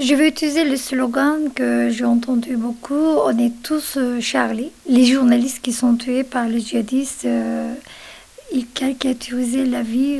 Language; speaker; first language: French; non-native, fluent; Kurdish